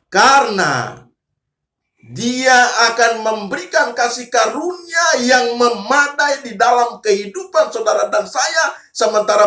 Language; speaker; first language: Indonesian; native; Indonesian